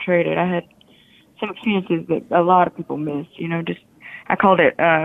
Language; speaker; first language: English; native; English